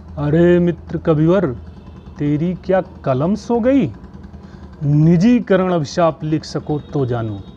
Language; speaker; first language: Hindi; native; Hindi